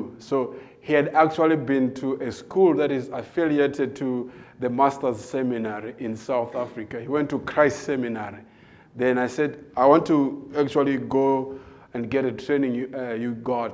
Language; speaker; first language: English; non-native, local second language; Nyanja